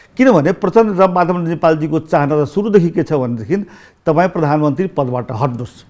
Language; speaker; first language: Nepali; non-native, local second language; Maithili